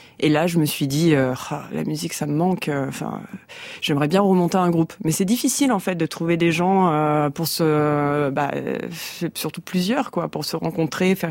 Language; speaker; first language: French; native; French